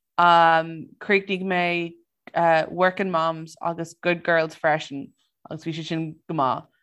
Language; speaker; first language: Irish; non-native, local second language; English